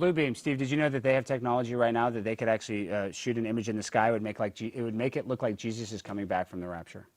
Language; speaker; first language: English; native; English